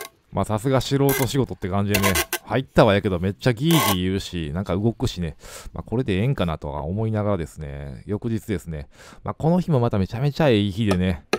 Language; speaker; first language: Japanese; native; Japanese